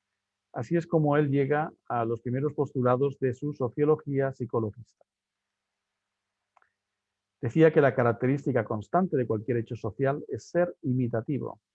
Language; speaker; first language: Spanish; native; Spanish